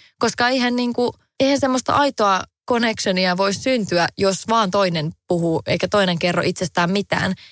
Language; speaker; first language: Finnish; native; Finnish